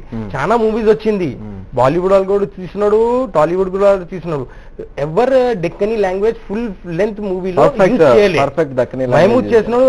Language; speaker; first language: Telugu; non-native, local second language; Urdu